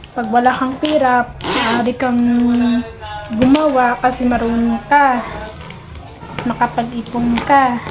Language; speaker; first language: Filipino; non-native, local second language; Hiligaynon